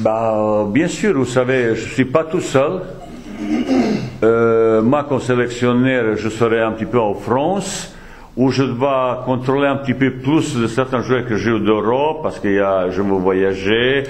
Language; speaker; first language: French; non-native, fluent; Bosnian